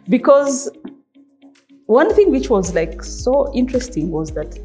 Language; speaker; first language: English; non-native, local second language; Nyankole